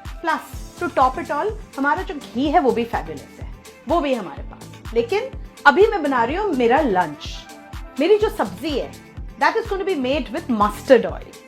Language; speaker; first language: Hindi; non-native, local second language; Bangla